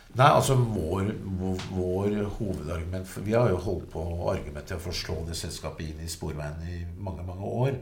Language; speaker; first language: Norwegian; native; Norwegian